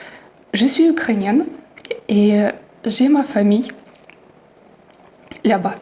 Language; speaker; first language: French; non-native, fluent; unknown